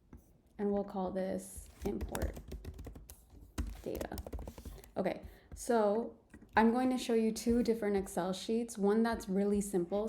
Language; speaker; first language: English; native; English